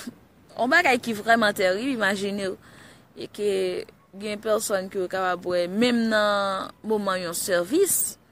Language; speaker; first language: French; non-native, learner; Haitian Creole